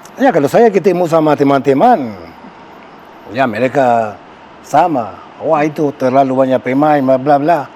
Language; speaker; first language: Indonesian; non-native, fluent; Spanish